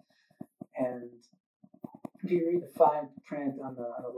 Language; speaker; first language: English; native; English